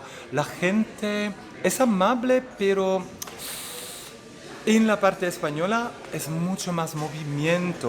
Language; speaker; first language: Spanish; non-native, fluent; Dutch